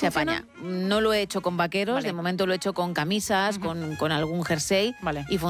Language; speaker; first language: Spanish; native; Spanish